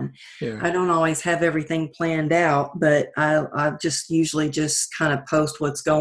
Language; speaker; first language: English; native; English